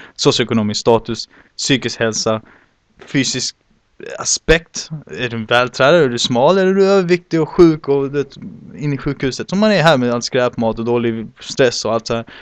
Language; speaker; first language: Swedish; early bilingual, other home language; Spanish